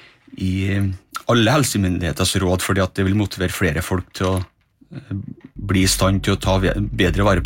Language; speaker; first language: Norwegian; native; Norwegian